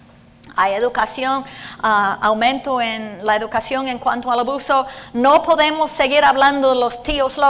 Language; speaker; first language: Spanish; non-native, fluent; English